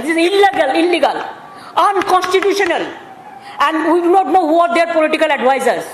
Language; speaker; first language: English; non-native, local second language; Bangla